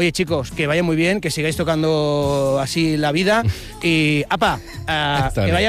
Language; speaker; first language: Spanish; native; Spanish